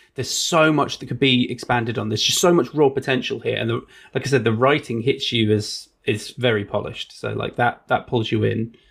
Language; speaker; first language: English; native; English